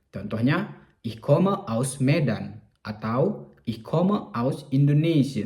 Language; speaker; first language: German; non-native, learner; Indonesian